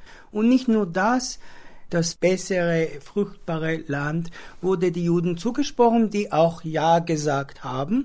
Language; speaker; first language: German; non-native, fluent; Hebrew